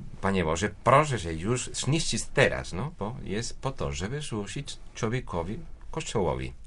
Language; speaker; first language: Polish; non-native, fluent; Spanish